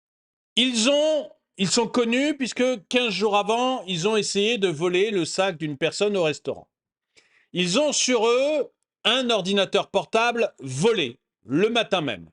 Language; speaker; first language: French; native; French